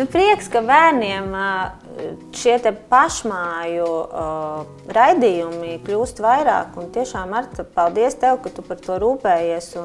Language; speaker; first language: Latvian; native; Latvian